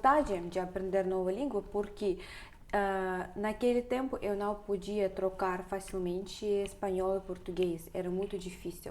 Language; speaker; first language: Portuguese; non-native, fluent; Russian